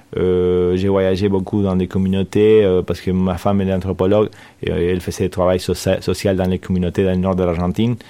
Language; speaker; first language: French; non-native, fluent; Spanish